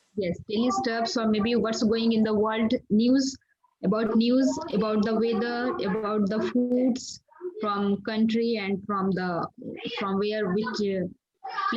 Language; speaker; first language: English; non-native, learner; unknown